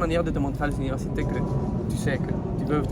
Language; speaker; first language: French; non-native, fluent; Spanish